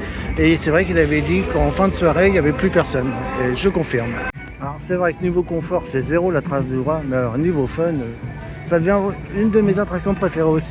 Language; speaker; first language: French; native; French